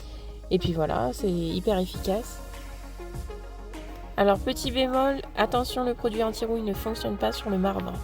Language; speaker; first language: French; native; French